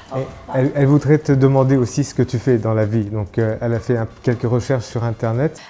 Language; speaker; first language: French; non-native, fluent; Turkish